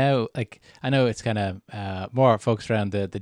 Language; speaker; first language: English; native; English